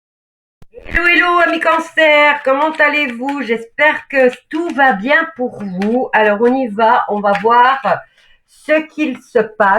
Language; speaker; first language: French; native; French